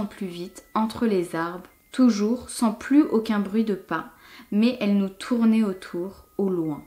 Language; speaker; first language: French; native; French